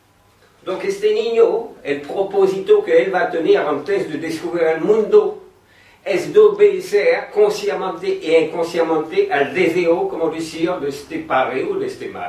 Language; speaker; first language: Spanish; non-native, fluent; French